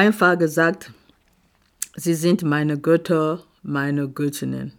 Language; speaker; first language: German; non-native, fluent; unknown